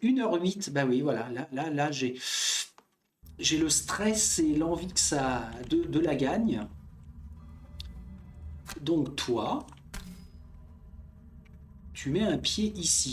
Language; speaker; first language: French; native; French